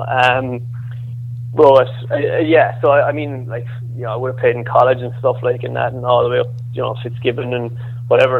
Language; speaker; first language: English; native; English